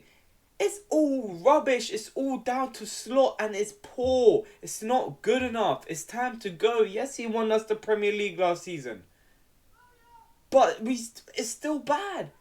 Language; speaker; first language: English; native; English